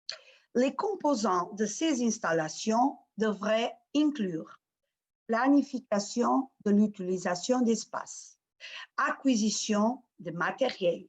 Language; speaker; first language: French; non-native, fluent; Portuguese